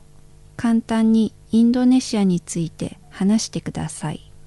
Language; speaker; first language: Japanese; non-native, fluent; Indonesian